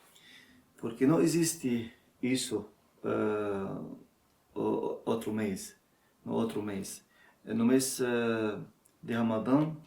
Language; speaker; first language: Portuguese; non-native, learner; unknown